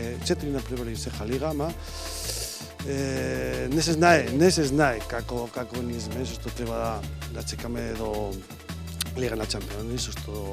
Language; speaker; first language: Macedonian; non-native, learner; Spanish